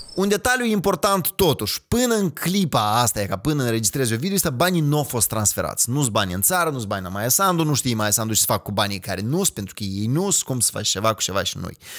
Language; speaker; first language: Romanian; native; Romanian